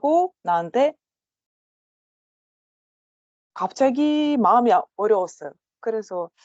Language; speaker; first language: Korean; non-native, learner; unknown